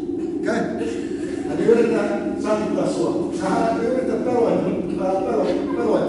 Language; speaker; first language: Finnish; non-native, learner; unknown